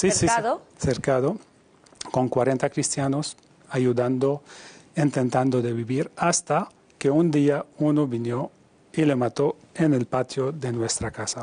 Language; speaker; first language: Spanish; non-native, fluent; Arabic